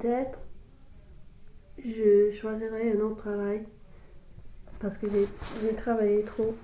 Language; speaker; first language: French; non-native, fluent; English